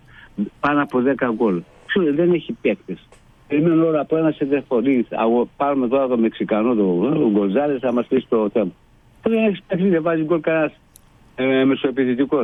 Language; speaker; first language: Greek; non-native, fluent; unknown